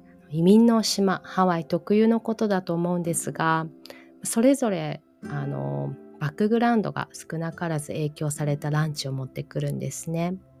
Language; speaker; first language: Japanese; early bilingual, heritage; Japanese